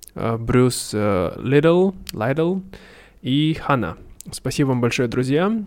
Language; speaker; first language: Russian; native; Russian